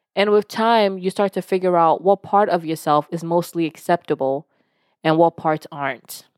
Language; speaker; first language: English; early bilingual, other home language; Yoruba